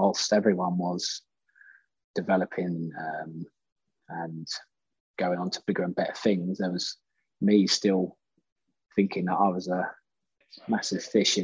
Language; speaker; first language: English; native; English